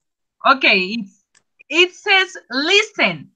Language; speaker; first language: English; non-native, fluent; Spanish